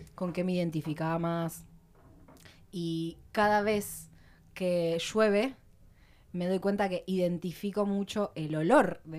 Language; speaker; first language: Spanish; native; Spanish